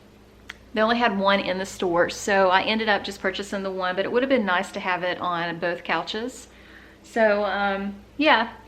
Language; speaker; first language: English; native; English